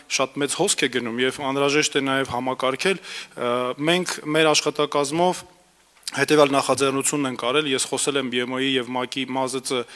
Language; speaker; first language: Armenian; native; Armenian